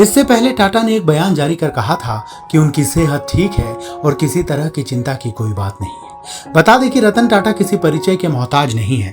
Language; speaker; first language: Hindi; native; Hindi